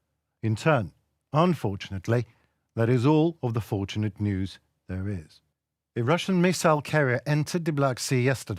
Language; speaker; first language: English; non-native, fluent; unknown